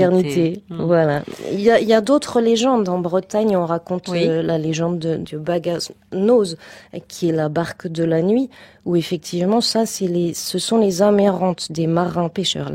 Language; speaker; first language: French; native; French